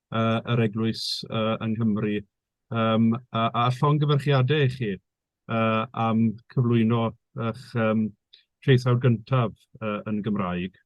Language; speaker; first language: Welsh; native; Welsh